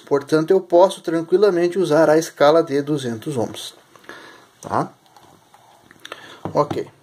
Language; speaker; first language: Portuguese; native; Portuguese